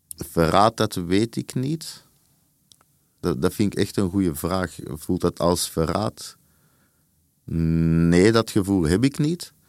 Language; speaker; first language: Dutch; native; Dutch